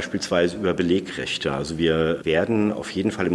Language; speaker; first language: German; native; German